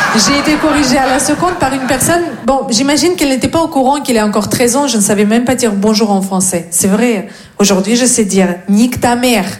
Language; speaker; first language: French; non-native, fluent; Russian